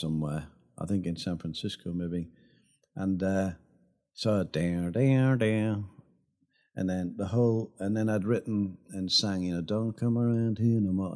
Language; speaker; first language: English; native; English